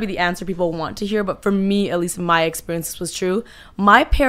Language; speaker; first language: English; native; English